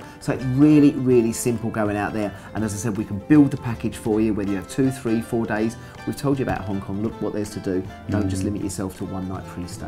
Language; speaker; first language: English; native; English